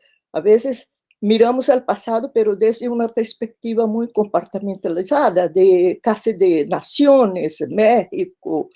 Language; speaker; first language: Spanish; non-native, fluent; Portuguese